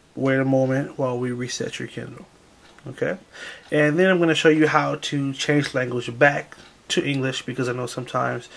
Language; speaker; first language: English; native; English